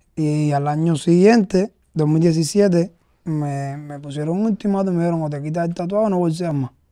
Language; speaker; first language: Spanish; native; Spanish